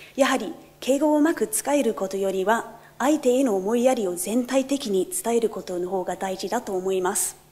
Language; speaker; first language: Japanese; non-native, fluent; English